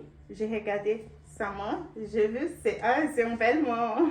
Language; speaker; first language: French; non-native, learner; Portuguese